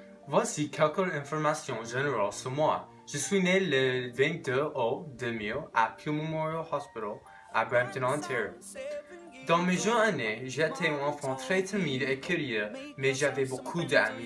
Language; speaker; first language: French; non-native, local second language; English